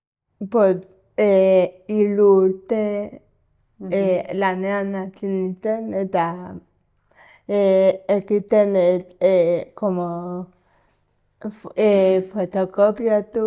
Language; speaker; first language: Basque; non-native, local second language; Spanish